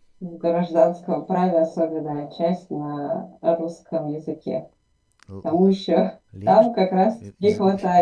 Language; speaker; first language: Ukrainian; non-native, learner; Russian